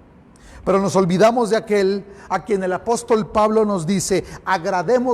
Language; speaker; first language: Spanish; native; Spanish